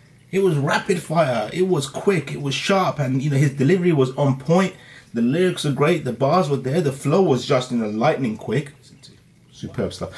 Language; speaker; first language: English; early bilingual, other home language; Urdu